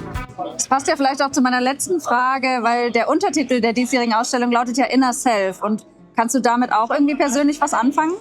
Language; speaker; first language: German; native; German